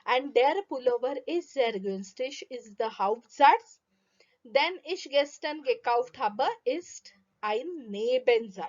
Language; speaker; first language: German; non-native, fluent; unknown